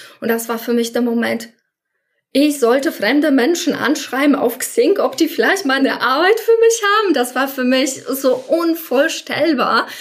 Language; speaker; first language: German; non-native, fluent; Polish